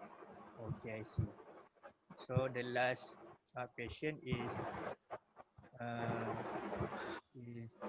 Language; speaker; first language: English; non-native, learner; Malay